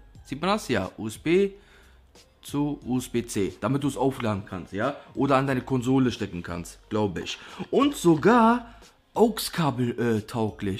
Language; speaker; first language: German; native; German